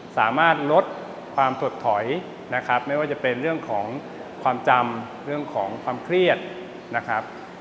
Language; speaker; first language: Thai; native; Thai